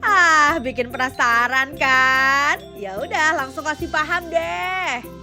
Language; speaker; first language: Indonesian; native; Indonesian